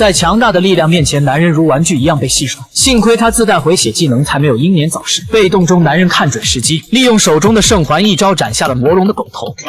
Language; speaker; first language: Chinese; native; Chinese